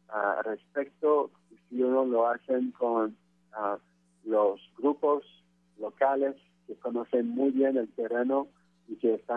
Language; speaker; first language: Spanish; non-native, fluent; French